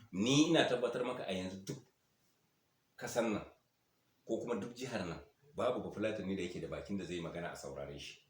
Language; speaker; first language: Hausa; non-native, local second language; Fula